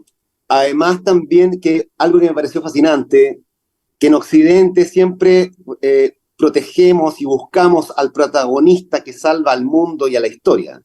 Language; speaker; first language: Spanish; native; Spanish